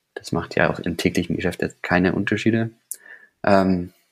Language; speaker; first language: German; native; German